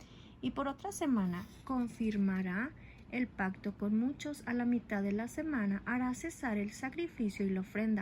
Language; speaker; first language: Spanish; native; Spanish